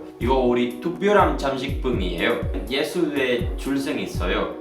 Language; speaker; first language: Korean; non-native, learner; Spanish